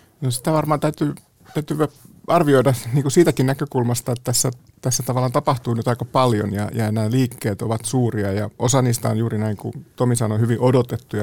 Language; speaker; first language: Finnish; native; Finnish